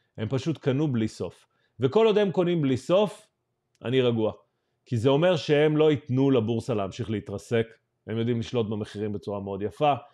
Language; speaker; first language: Hebrew; native; Hebrew